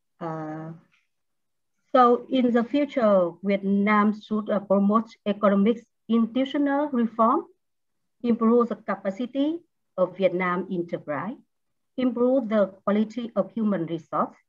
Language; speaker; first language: English; non-native, learner; Vietnamese